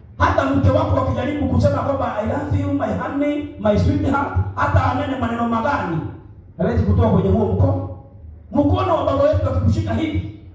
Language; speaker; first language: Swahili; non-native, local second language; Kikuyu